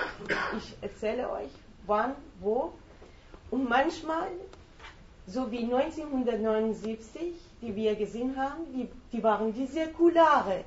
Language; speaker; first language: German; non-native, fluent; Persian